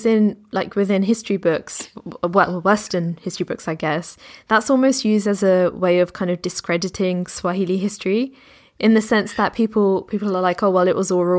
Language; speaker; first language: English; native; English